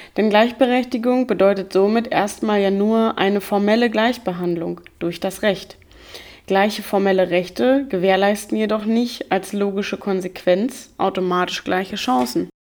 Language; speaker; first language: German; native; German